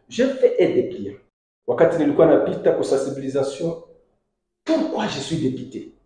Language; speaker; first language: French; non-native, local second language; Swahili